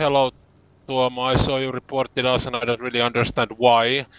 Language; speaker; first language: English; non-native, fluent; Finnish